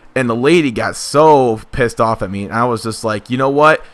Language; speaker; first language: English; native; English